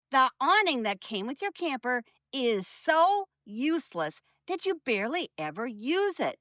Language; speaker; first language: English; native; English